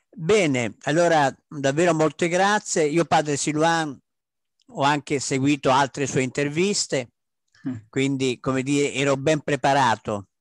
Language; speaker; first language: Italian; native; Italian